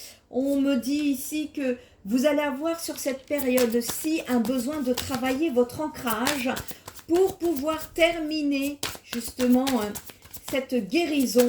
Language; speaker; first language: French; native; French